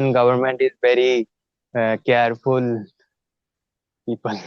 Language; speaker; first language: English; non-native, learner; Bangla